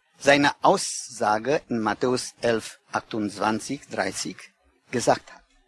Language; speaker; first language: German; non-native, learner; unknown